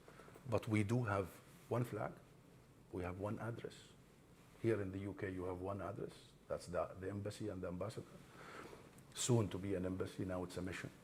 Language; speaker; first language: English; non-native, fluent; Arabic